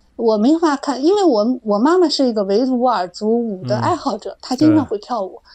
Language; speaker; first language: Chinese; native; Chinese